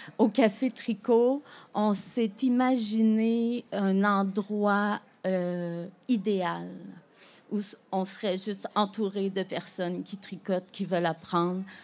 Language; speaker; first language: French; native; French